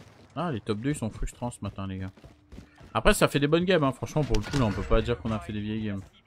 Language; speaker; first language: French; native; French